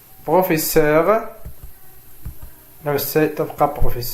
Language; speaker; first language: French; non-native, fluent; Arabic